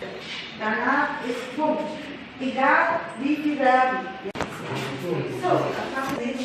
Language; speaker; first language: German; non-native, fluent; Mongolian